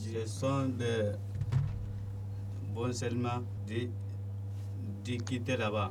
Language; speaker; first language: French; non-native, learner; Bambara